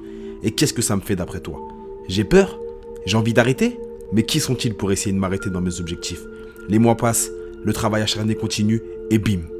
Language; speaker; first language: French; native; French